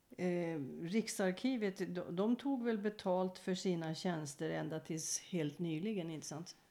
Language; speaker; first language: Swedish; native; Swedish